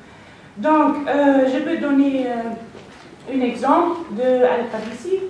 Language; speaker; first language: French; non-native, fluent; English